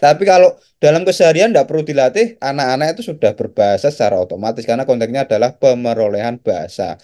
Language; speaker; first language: Indonesian; non-native, local second language; Javanese